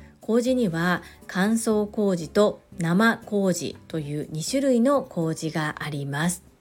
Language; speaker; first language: Japanese; native; Japanese